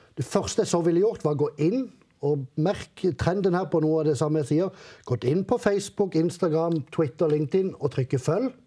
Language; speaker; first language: Norwegian; native; Norwegian